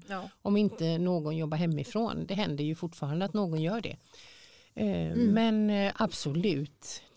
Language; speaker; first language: Swedish; native; Swedish